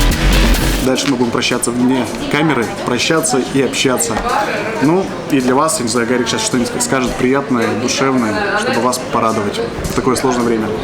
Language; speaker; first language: Russian; native; Russian